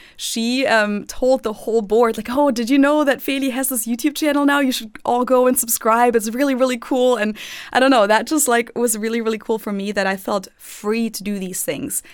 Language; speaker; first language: English; non-native, fluent; German